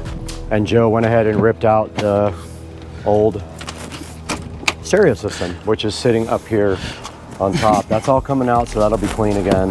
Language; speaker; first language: English; native; English